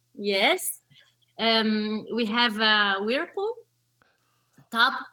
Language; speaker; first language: English; early bilingual, other home language; Portuguese